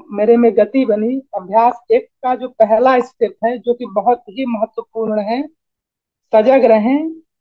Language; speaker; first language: Hindi; native; Hindi